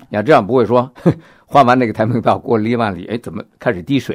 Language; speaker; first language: Chinese; native; Chinese